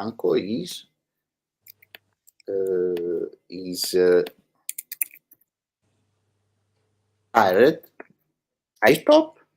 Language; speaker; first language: English; non-native, learner; Italian